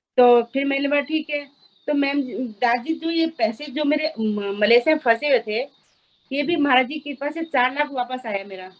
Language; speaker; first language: Hindi; non-native, local second language; Nepali